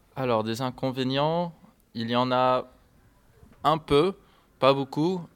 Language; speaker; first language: French; non-native, fluent; English